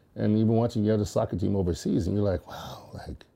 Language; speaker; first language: English; early bilingual, other home language; Jamaican Creole English